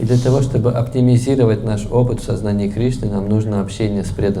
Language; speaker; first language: Russian; native; Russian